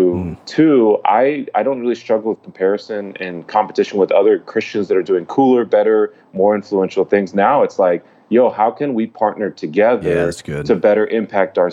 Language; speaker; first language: English; native; English